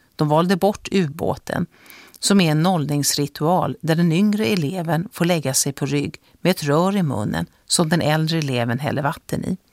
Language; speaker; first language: Swedish; native; Swedish